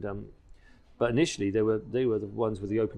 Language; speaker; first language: English; native; English